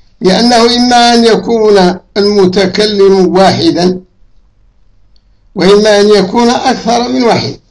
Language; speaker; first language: Arabic; native; Arabic